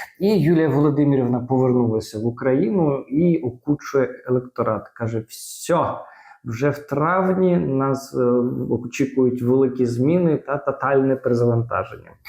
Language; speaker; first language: Ukrainian; native; Ukrainian